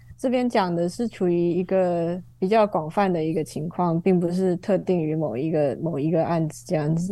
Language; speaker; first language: Chinese; native; Chinese